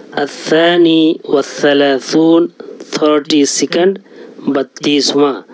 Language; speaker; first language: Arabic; non-native, fluent; Urdu